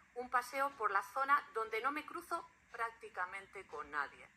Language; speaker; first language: Spanish; non-native, local second language; Catalan